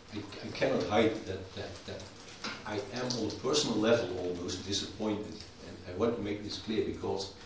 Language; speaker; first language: English; non-native, fluent; Dutch